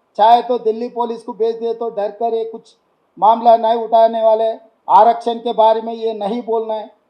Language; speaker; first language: Hindi; non-native, local second language; Telugu